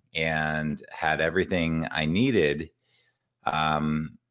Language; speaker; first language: English; native; English